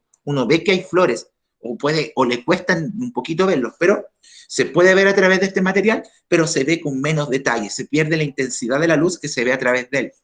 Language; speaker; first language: Spanish; native; Spanish